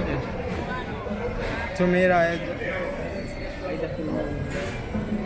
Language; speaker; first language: Spanish; non-native, learner; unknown